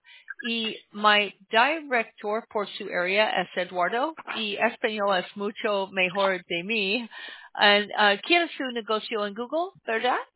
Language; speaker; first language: Spanish; non-native, learner; English